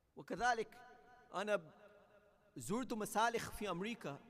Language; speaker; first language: Arabic; non-native, fluent; English